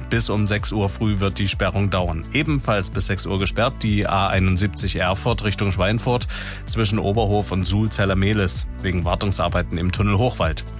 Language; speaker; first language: German; native; German